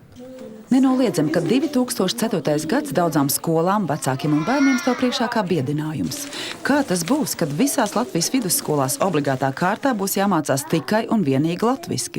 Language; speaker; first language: Latvian; native; Latvian